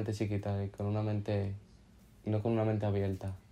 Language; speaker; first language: Spanish; early bilingual, heritage; Spanish